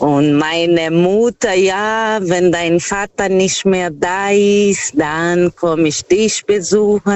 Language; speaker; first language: German; non-native, fluent; Portuguese